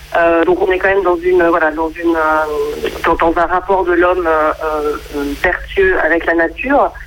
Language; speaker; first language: French; native; French